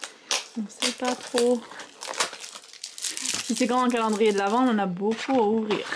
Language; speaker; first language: French; native; French